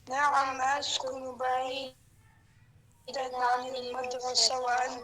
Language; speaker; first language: Arabic; non-native, learner; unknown